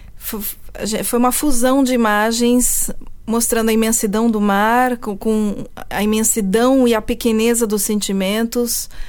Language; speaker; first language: Portuguese; early bilingual, heritage; Portuguese